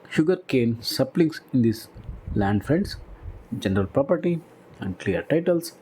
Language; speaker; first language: English; non-native, local second language; Kannada